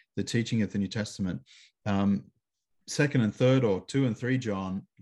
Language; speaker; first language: English; native; English